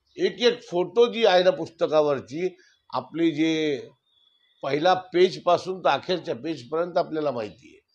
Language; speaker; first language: Marathi; non-native, local second language; Urdu